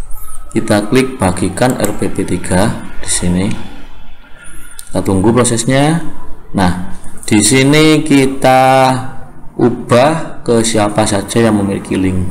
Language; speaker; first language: Indonesian; native; Indonesian